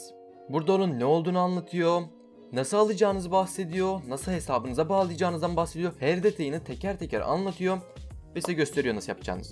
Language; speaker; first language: Turkish; native; Turkish